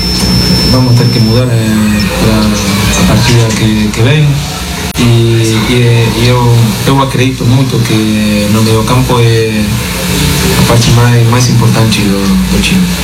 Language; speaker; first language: Portuguese; non-native, fluent; Spanish